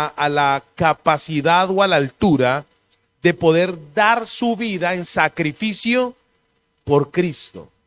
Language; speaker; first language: Spanish; native; Spanish